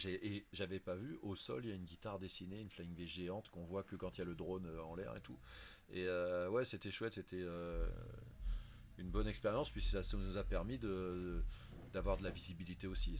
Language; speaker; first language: French; native; French